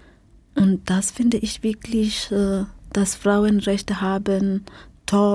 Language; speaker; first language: German; non-native, learner; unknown